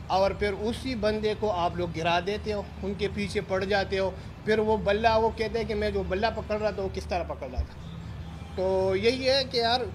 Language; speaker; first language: Urdu; non-native, local second language; Pashto